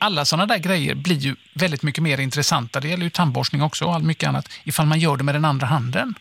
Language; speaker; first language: Swedish; native; Swedish